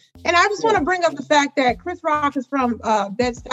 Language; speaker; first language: English; native; English